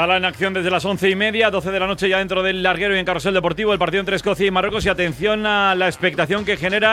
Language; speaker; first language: Spanish; native; Spanish